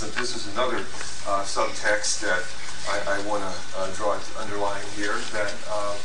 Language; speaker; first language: English; native; English